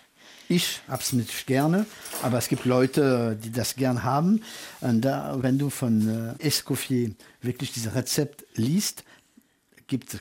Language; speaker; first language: German; non-native, fluent; French